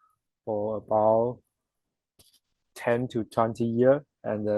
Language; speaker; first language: English; non-native, learner; Chinese